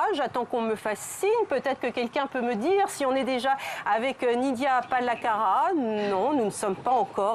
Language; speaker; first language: French; native; French